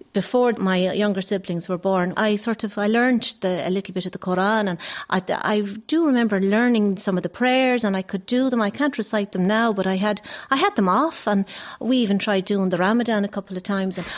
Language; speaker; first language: English; non-native, local second language; Irish